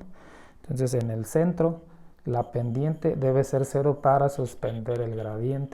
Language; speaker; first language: Spanish; native; Spanish